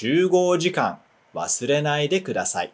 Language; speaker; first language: Japanese; non-native, fluent; Portuguese